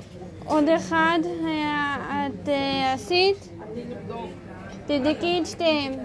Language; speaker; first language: Hebrew; early bilingual, other home language; Russian